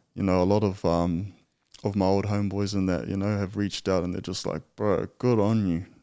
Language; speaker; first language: English; native; English